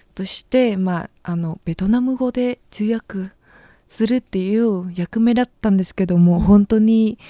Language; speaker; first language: Japanese; non-native, fluent; Vietnamese